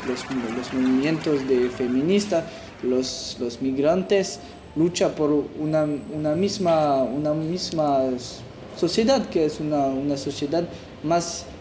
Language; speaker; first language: Spanish; non-native, fluent; French